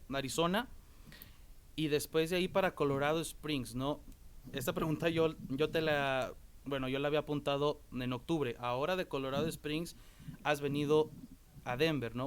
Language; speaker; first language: Spanish; native; Spanish